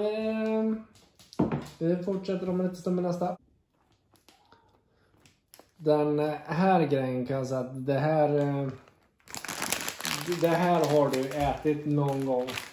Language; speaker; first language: Swedish; native; Swedish